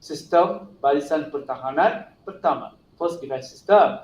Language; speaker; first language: Malay; non-native, local second language; Tamil